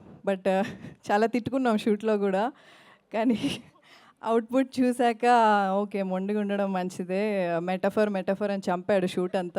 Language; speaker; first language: Telugu; native; Telugu